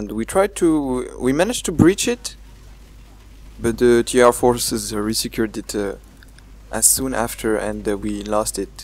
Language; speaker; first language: English; non-native, fluent; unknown